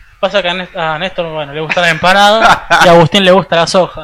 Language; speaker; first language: Spanish; native; Spanish